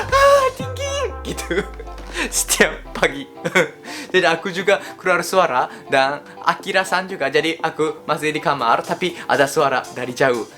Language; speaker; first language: Indonesian; non-native, learner; Japanese